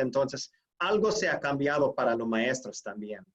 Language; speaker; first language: Spanish; non-native, fluent; English